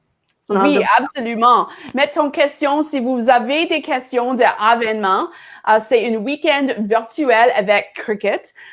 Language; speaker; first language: French; non-native, learner; English